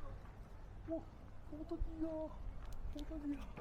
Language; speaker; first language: Cantonese; native; Cantonese